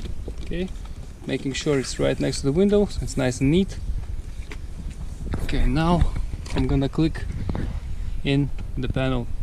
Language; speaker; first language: English; non-native, fluent; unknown